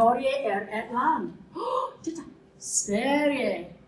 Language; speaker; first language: Swedish; non-native, fluent; English